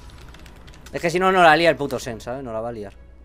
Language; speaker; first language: Spanish; native; Spanish